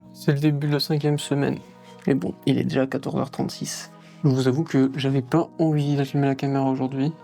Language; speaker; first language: French; native; French